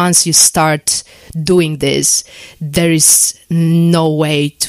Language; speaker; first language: English; non-native, fluent; Polish